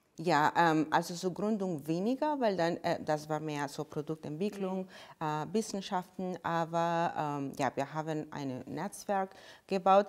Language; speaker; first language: German; non-native, fluent; Spanish